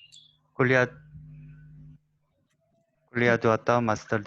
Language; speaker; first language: Indonesian; non-native, learner; Korean